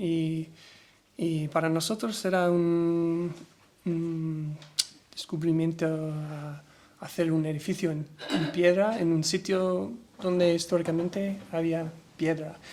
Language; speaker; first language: Spanish; non-native, learner; English